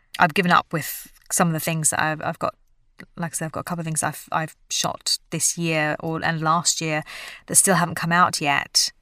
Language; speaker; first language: English; native; English